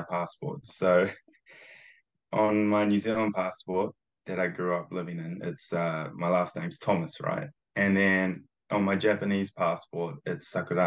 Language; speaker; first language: English; early bilingual, other home language; Japanese